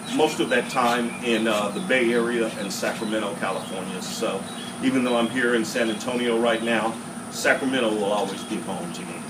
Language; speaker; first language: English; native; English